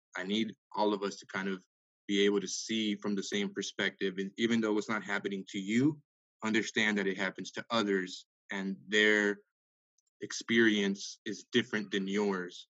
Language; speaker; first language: English; early bilingual, other home language; Spanish